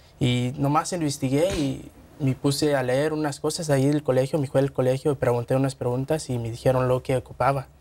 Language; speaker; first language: Spanish; early bilingual, heritage; Spanish